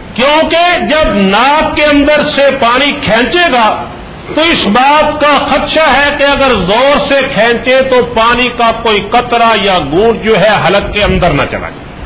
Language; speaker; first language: Urdu; native; Urdu